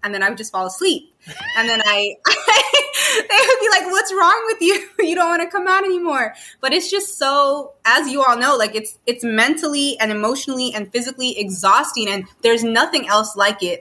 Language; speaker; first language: English; native; English